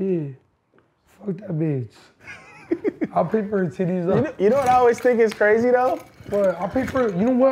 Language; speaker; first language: English; native; English